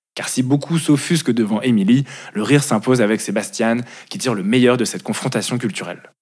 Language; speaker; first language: French; native; French